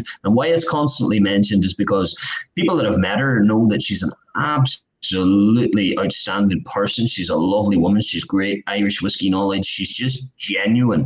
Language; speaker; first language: English; native; English